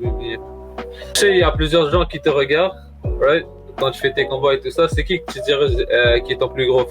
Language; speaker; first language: French; native; French